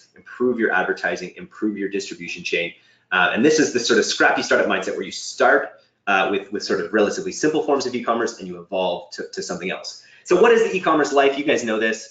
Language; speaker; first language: English; native; English